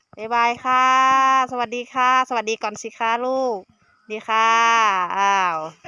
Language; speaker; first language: Thai; native; Thai